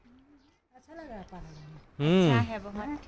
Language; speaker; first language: Hindi; non-native, local second language; Assamese